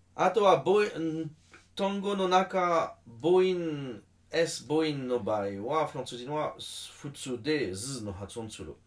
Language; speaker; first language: Japanese; non-native, learner; French